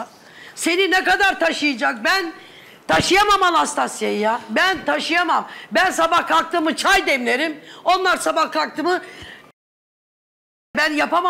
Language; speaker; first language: Turkish; native; Turkish